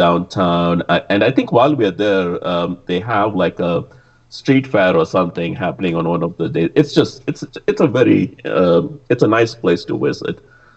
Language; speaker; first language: English; non-native, local second language; Tamil